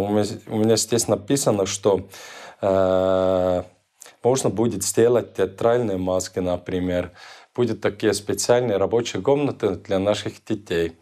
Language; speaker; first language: Russian; non-native, local second language; Estonian